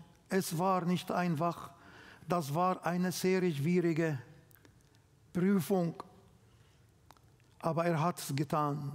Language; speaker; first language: German; non-native, learner; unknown